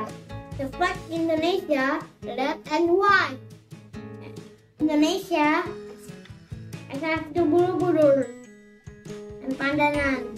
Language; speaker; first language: English; non-native, learner; Indonesian